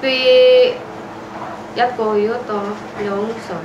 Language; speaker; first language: Cantonese; non-native, learner; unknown